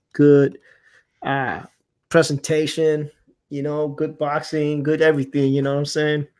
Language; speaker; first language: English; non-native, fluent; Spanish